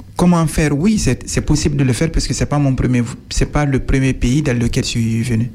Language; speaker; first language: French; non-native, local second language; Fula